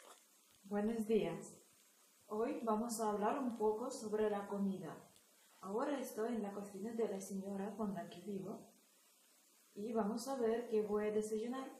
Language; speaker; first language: Spanish; non-native, learner; Russian